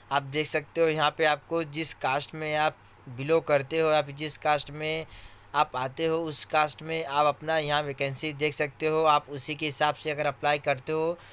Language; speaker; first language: Hindi; native; Hindi